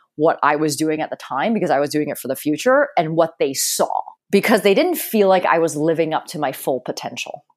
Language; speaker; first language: English; early bilingual, other home language; Cantonese